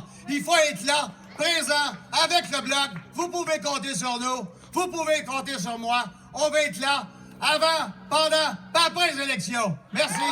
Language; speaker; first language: French; native; French